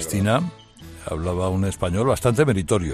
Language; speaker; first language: Spanish; native; Spanish